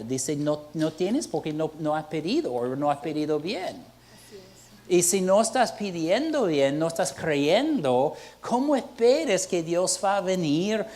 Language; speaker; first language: Spanish; non-native, fluent; English